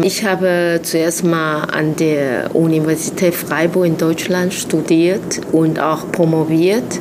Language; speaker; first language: German; non-native, fluent; Chinese